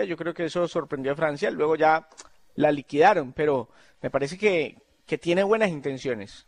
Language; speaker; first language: Spanish; native; Spanish